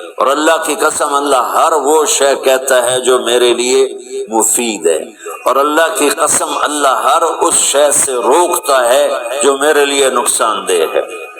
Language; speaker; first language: Urdu; non-native, local second language; Punjabi